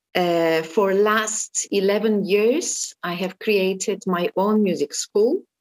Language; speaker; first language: English; non-native, fluent; Armenian